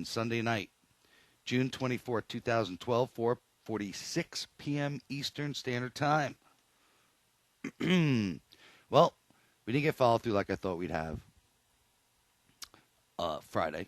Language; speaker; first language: English; native; English